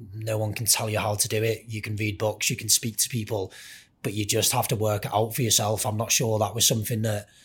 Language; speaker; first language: English; native; English